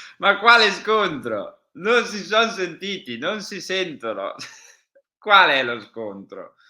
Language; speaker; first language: Italian; native; Italian